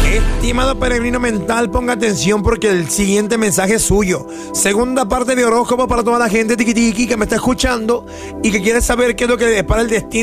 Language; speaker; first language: Spanish; native; Spanish